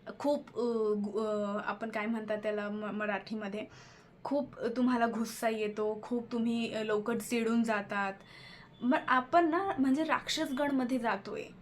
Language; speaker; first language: Marathi; non-native, local second language; Hindi